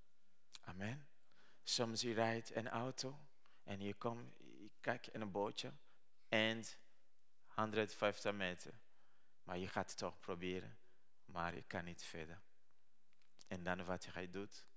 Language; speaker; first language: Dutch; non-native, learner; Rundi